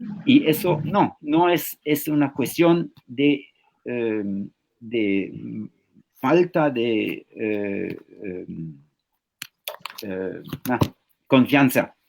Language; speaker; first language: Spanish; non-native, fluent; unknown